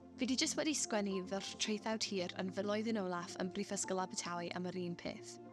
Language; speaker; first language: Welsh; non-native, local second language; English